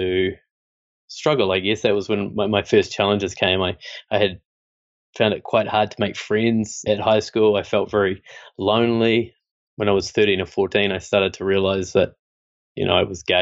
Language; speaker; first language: English; native; English